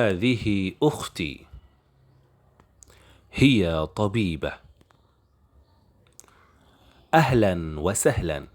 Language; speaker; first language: Arabic; non-native, fluent; Indonesian